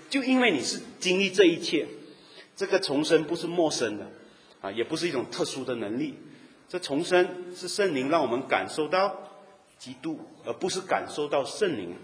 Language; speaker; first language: Chinese; native; Chinese